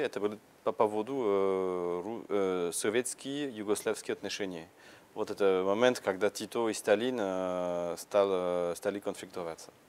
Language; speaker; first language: Russian; non-native, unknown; French